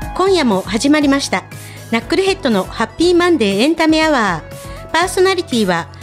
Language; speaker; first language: Japanese; native; Japanese